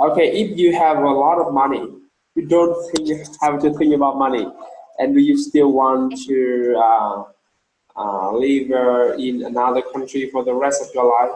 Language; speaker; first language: English; non-native, learner; Vietnamese